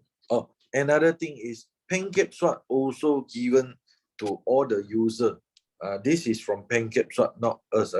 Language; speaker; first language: English; non-native, fluent; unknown